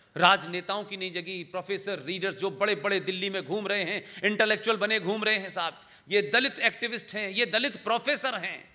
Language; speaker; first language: Hindi; native; Hindi